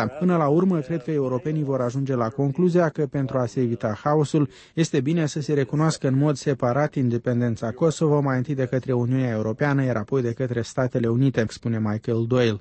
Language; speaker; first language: Romanian; native; Romanian